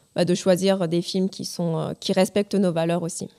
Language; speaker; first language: French; native; French